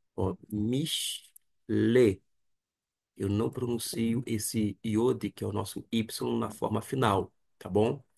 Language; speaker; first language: Portuguese; native; Portuguese